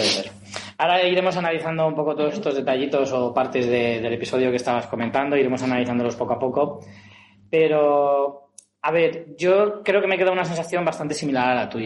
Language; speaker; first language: Spanish; native; Spanish